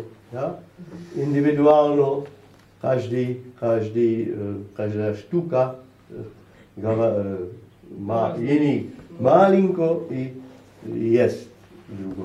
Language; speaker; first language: Russian; non-native, learner; Slovak